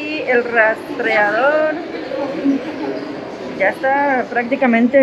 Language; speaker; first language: Spanish; native; Spanish